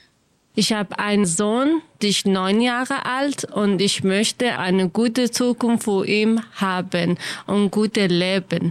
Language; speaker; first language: German; non-native, learner; Kurdish